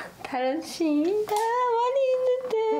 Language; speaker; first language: Korean; non-native, learner; Japanese